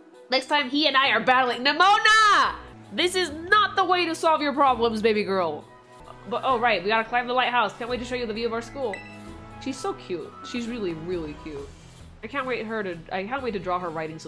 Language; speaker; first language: English; early bilingual, other home language; Spanish